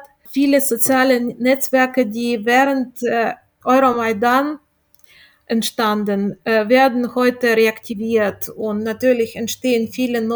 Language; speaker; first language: German; non-native, fluent; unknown